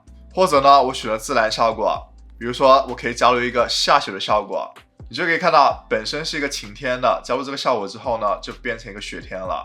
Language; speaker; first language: Chinese; native; Chinese